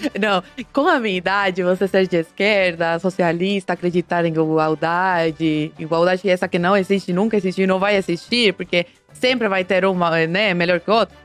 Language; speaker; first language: Portuguese; non-native, fluent; Spanish